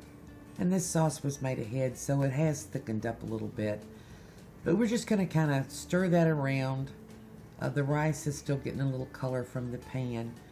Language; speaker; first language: English; native; English